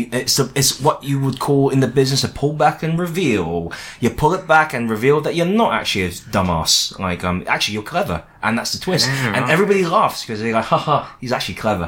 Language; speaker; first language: English; native; English